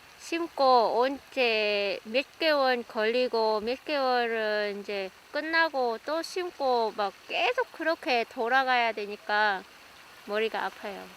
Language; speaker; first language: Korean; non-native, learner; Vietnamese